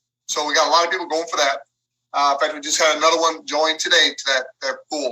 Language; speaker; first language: English; native; English